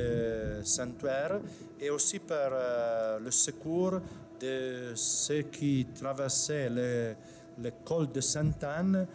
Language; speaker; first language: French; non-native, fluent; Italian